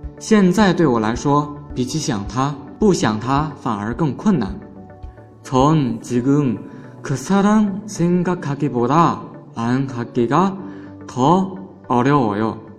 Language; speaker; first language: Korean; non-native, fluent; Chinese